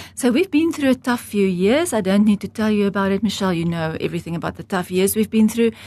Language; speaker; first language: English; non-native, local second language; Afrikaans